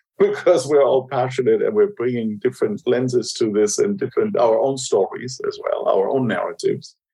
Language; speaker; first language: English; non-native, fluent; German